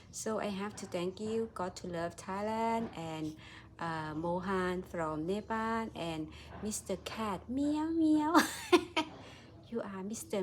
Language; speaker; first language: English; non-native, learner; Thai